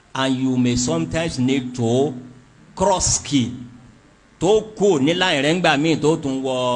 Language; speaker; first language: English; non-native, local second language; Yoruba